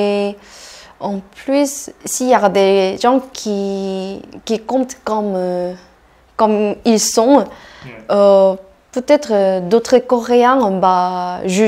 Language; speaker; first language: French; non-native, fluent; Korean